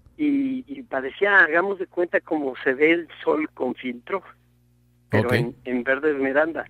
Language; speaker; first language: Spanish; native; Spanish